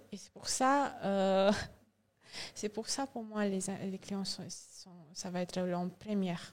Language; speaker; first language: French; non-native, learner; Romanian